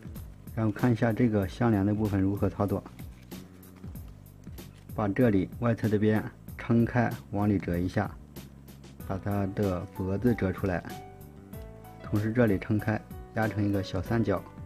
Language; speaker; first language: Chinese; native; Chinese